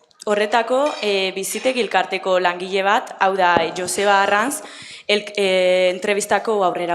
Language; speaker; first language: Basque; native; Basque